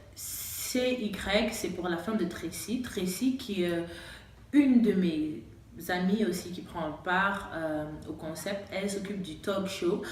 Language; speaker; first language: French; native; French